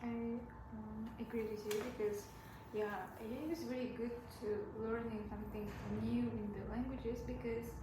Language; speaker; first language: English; non-native, learner; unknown